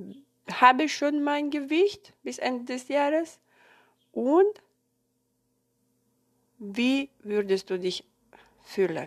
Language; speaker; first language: German; non-native, fluent; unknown